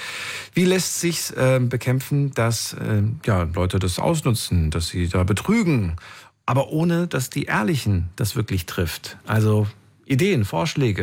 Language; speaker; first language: German; native; German